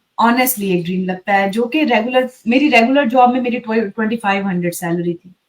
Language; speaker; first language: Urdu; native; Urdu